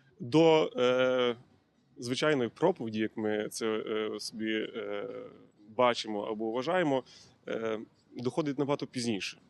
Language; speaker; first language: Ukrainian; native; Ukrainian